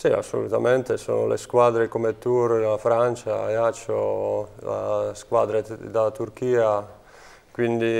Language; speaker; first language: Italian; non-native, fluent; Czech